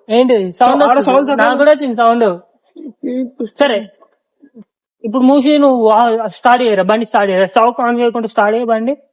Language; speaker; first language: Telugu; native; Telugu